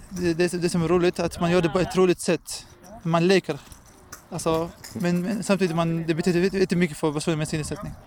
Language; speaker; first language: Swedish; non-native, fluent; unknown